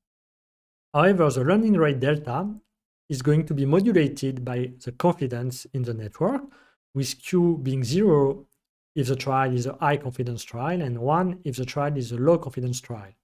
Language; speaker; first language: English; non-native, fluent; French